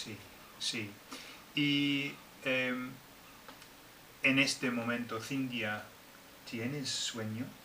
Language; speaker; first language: Spanish; non-native, fluent; English